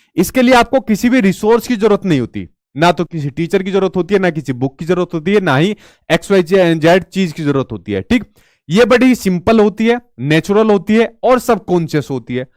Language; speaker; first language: Hindi; native; Hindi